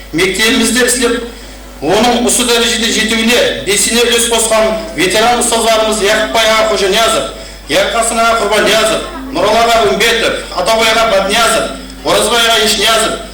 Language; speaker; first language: Uzbek; non-native, local second language; Kara-Kalpak